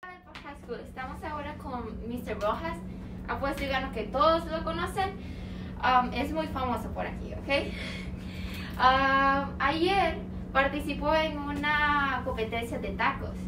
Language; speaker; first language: Spanish; non-native, learner; English